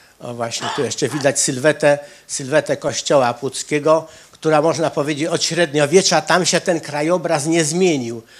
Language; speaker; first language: Polish; native; Polish